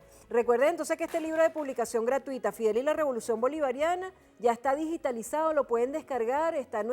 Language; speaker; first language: Spanish; native; Spanish